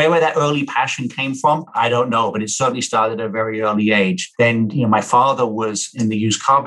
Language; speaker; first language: English; native; English